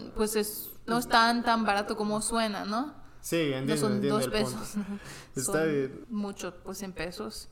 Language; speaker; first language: Spanish; non-native, fluent; English